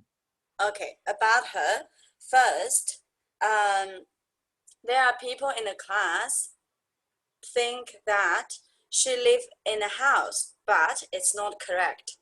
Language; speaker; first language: English; non-native, fluent; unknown